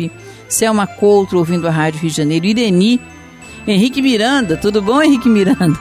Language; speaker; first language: Portuguese; native; Portuguese